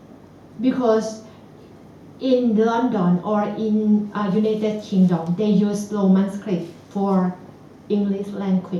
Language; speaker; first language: English; non-native, fluent; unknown